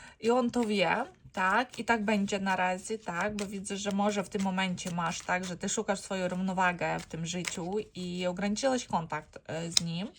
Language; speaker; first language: Polish; non-native, learner; Ukrainian